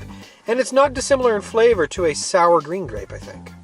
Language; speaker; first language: English; native; English